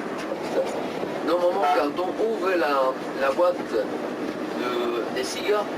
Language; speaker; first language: French; non-native, fluent; Spanish